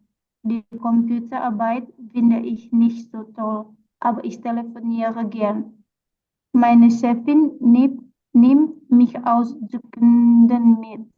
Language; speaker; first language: German; non-native, learner; Indonesian